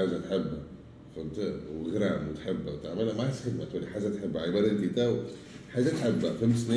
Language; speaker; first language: Arabic; native; Arabic